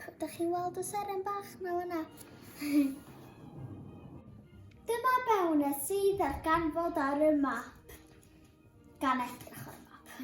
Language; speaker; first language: Welsh; non-native, local second language; English